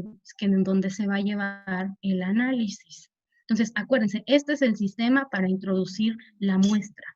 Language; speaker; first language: Spanish; native; Spanish